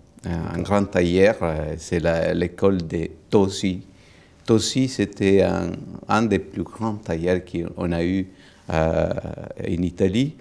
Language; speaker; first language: French; non-native, fluent; Italian